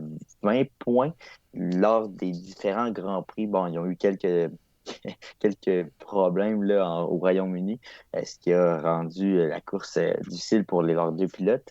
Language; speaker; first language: French; native; French